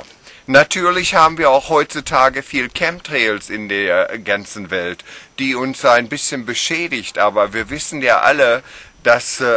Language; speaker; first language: German; non-native, fluent; English